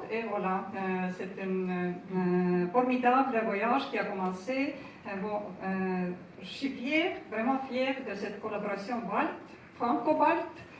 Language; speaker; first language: French; non-native, fluent; Estonian